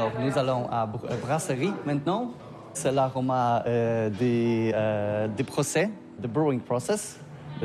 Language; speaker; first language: French; non-native, learner; Polish